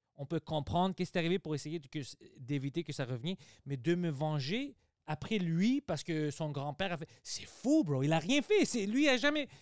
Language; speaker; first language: French; early bilingual, other home language; Greek